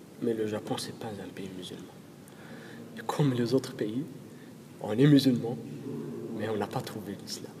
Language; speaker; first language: French; non-native, local second language; Arabic